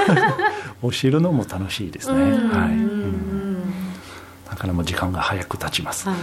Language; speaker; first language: Japanese; non-native, fluent; French